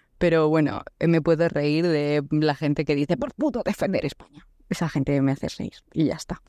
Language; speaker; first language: Spanish; native; Spanish